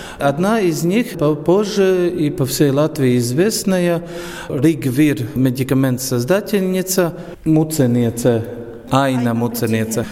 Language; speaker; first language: Russian; non-native, local second language; Latvian